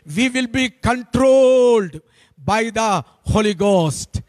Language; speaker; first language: English; non-native, local second language; Telugu